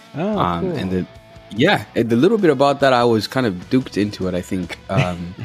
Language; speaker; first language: English; non-native, local second language; Ganda